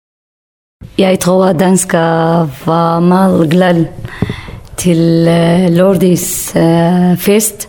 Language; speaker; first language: Danish; non-native, learner; Kurdish